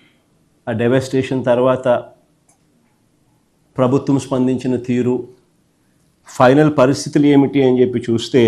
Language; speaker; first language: Telugu; native; Telugu